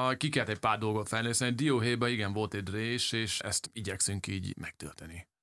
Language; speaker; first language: Hungarian; early bilingual, heritage; English